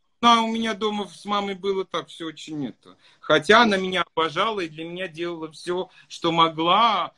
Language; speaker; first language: Russian; native; Russian